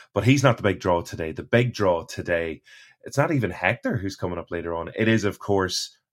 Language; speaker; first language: English; native; English